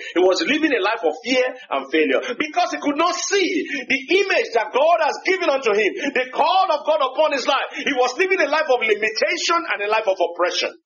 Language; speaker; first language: English; non-native, local second language; Yoruba